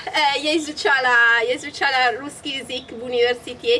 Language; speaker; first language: Russian; non-native, learner; Italian